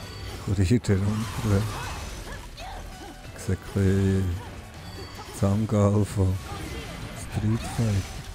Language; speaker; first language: German; native; German